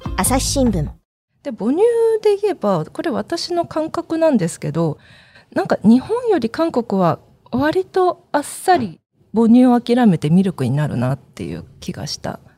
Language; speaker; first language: Japanese; early bilingual, other home language; Korean